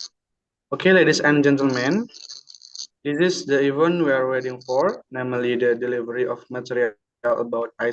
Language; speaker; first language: English; non-native, learner; Indonesian